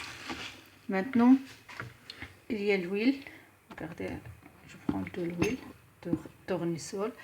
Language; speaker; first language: French; non-native, local second language; Arabic